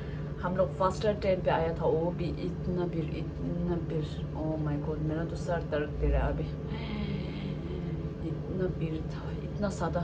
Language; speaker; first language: Hindi; non-native, fluent; Tibetan